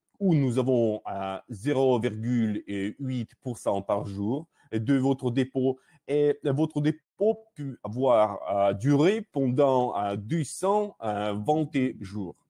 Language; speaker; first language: French; non-native, learner; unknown